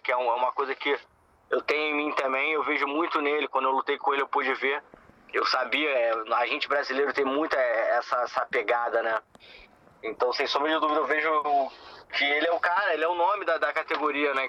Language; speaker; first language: Portuguese; native; Portuguese